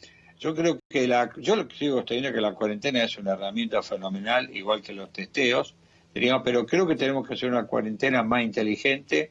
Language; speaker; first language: Spanish; native; Spanish